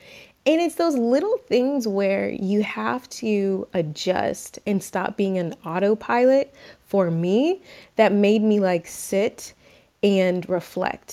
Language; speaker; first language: English; native; English